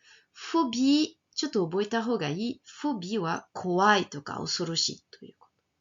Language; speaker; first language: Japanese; non-native, fluent; French